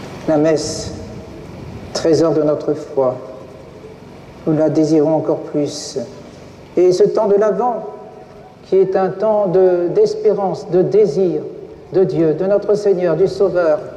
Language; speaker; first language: French; native; French